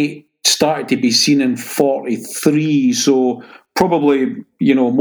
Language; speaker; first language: English; native; English